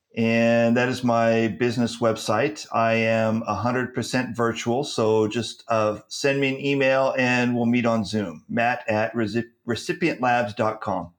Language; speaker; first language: English; native; English